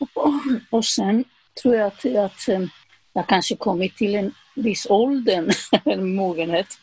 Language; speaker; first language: Swedish; non-native, fluent; Spanish